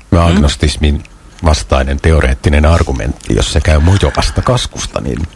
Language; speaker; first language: Finnish; native; Finnish